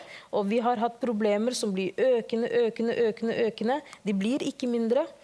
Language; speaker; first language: Norwegian; early bilingual, other home language; Somali